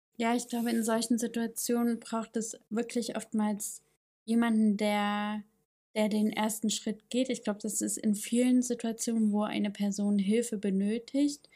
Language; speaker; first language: German; native; German